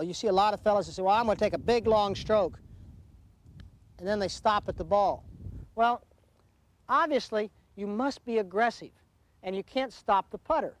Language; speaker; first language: English; native; English